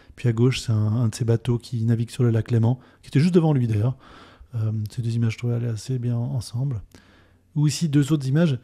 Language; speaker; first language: French; native; French